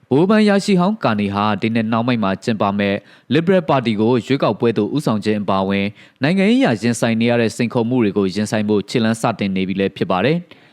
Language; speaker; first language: Burmese; native; Burmese